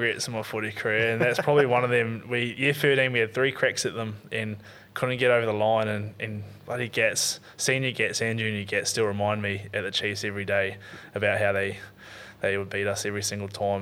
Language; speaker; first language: English; native; English